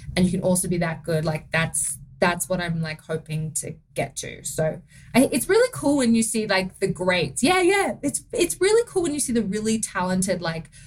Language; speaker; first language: English; native; English